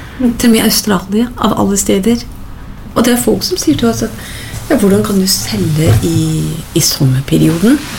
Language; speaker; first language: Norwegian; non-native, fluent; English